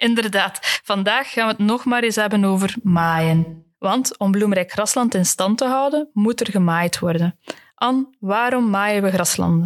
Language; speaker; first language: Dutch; native; Dutch